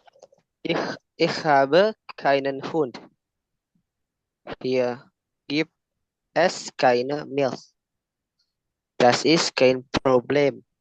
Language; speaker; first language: German; non-native, learner; Indonesian